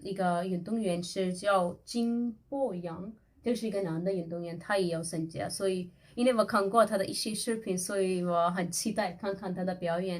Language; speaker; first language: Chinese; non-native, fluent; Urdu